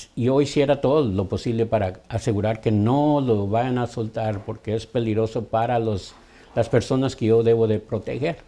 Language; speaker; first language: Spanish; early bilingual, other home language; English